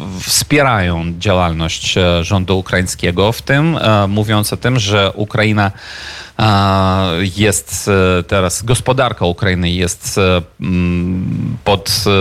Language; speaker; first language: Polish; non-native, fluent; Ukrainian